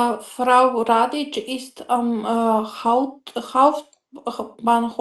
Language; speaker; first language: German; non-native, learner; Macedonian